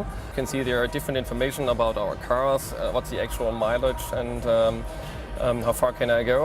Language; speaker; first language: English; non-native, fluent; German